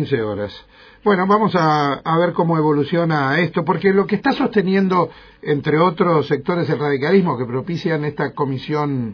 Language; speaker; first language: Spanish; native; Spanish